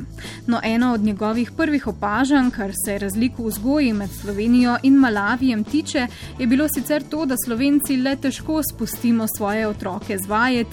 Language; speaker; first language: Slovenian; native; Slovenian